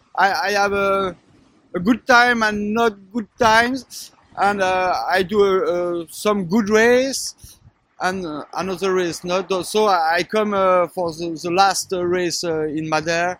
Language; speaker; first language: English; non-native, learner; French